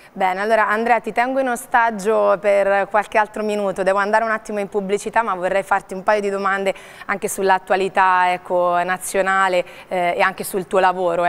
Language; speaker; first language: Italian; native; Italian